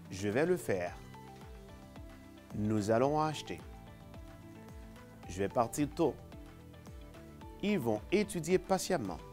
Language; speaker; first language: French; non-native, fluent; Spanish